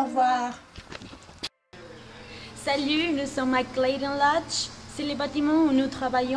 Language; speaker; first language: French; non-native, learner; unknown